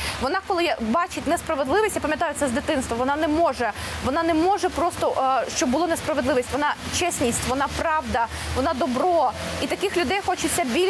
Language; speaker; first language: Ukrainian; native; Ukrainian